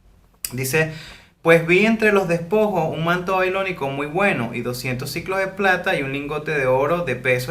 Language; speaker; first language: Spanish; native; Spanish